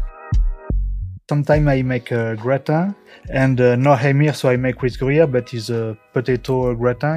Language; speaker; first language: English; non-native, learner; French